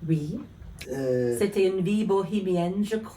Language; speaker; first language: French; non-native, fluent; English